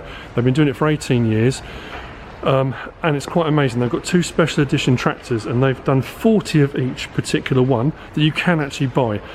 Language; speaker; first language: English; native; English